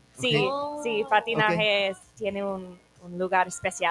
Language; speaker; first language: Spanish; non-native, learner; English